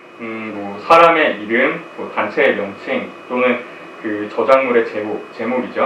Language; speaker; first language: Korean; native; Korean